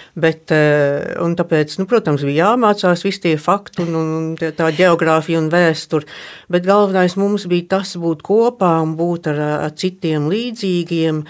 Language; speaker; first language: Latvian; early bilingual, heritage; Latvian